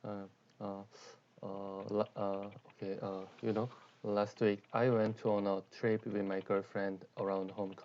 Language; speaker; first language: English; non-native, learner; Korean